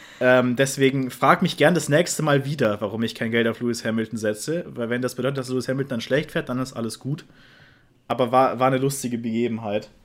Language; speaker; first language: German; native; German